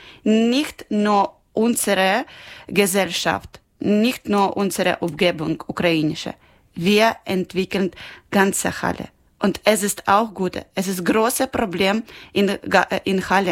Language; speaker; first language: German; non-native, learner; Ukrainian